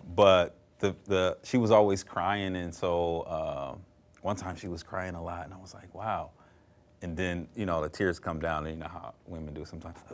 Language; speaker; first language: English; native; English